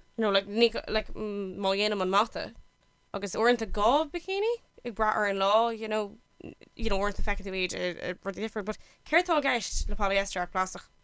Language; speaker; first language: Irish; non-native, local second language; English